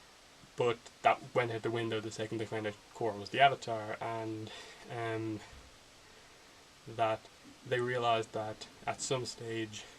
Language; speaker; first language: English; native; English